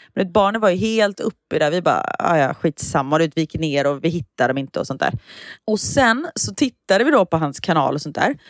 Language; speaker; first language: Swedish; native; Swedish